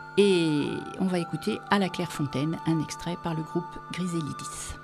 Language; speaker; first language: French; native; French